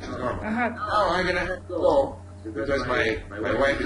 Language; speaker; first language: English; non-native, fluent; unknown